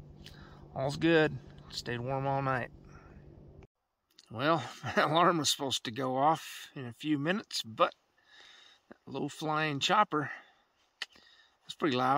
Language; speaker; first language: English; native; English